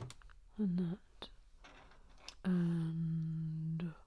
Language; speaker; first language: English; native; English